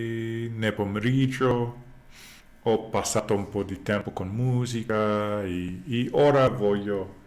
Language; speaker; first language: Italian; non-native, learner; English